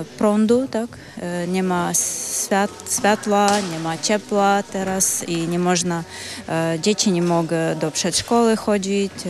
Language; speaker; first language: Polish; non-native, learner; Ukrainian